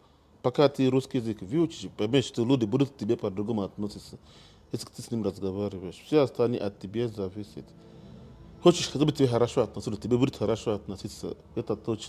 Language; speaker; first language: Russian; non-native, fluent; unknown